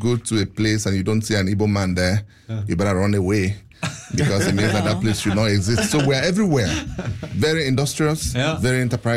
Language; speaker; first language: English; non-native, local second language; Igbo